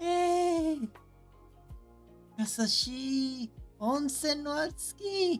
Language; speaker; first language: Japanese; non-native, learner; English